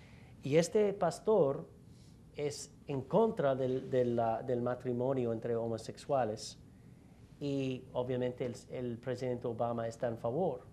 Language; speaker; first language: Spanish; non-native, fluent; English